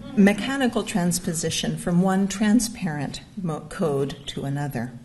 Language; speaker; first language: English; native; English